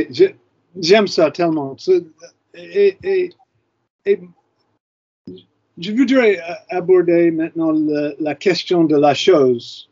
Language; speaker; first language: French; non-native, fluent; English